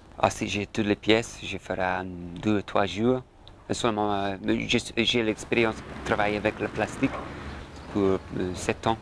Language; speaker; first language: French; non-native, learner; English